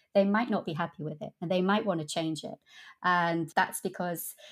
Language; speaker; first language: English; native; English